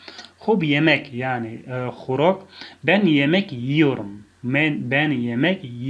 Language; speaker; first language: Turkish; non-native, fluent; Tajik